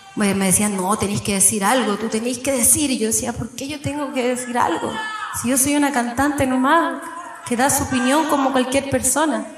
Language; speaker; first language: Spanish; native; Spanish